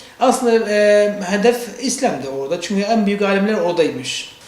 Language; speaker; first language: Turkish; non-native, learner; Central Kurdish